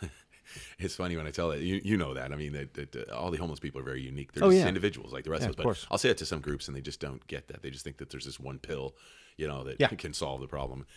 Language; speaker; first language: English; native; English